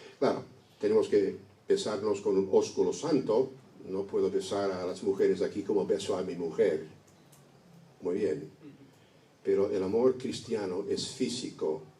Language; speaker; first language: Spanish; non-native, fluent; English